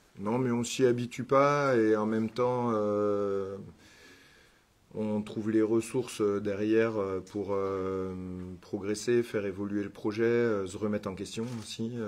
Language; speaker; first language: French; native; French